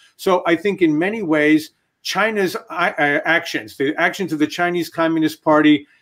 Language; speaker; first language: English; native; English